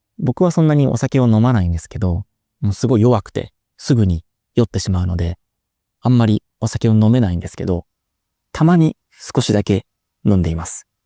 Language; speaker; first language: Japanese; native; Japanese